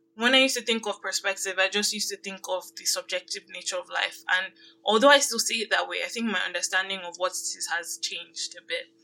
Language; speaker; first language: English; non-native, local second language; Yoruba